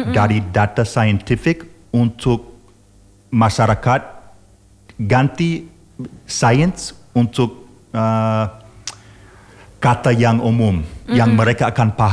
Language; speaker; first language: Indonesian; non-native, learner; English